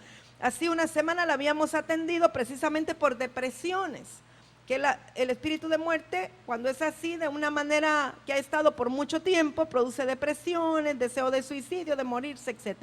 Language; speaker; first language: Spanish; native; Spanish